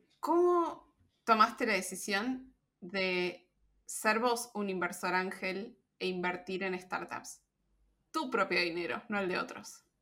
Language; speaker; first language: Spanish; native; Spanish